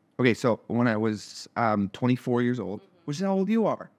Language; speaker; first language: English; native; English